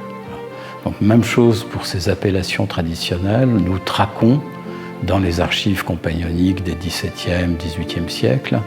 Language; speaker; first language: French; native; French